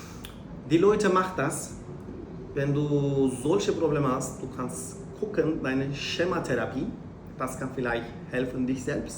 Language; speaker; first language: German; non-native, learner; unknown